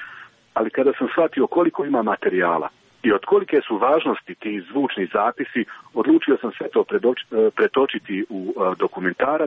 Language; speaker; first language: Croatian; native; Croatian